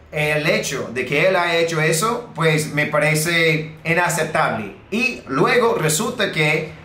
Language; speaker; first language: Spanish; non-native, fluent; English